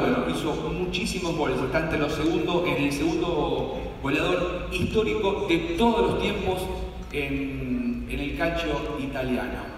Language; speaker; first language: Spanish; native; Spanish